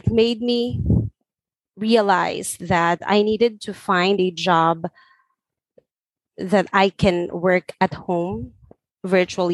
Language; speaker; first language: English; non-native, local second language; Filipino